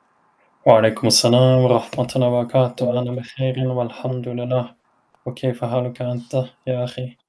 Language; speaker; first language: Arabic; non-native, learner; Norwegian